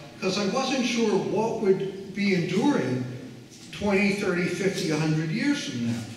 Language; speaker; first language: English; native; English